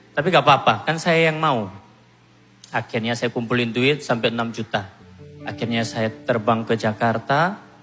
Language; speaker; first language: Indonesian; non-native, fluent; Korean